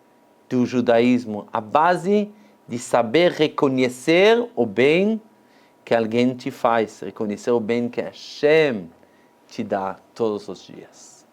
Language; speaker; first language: Portuguese; non-native, fluent; Hebrew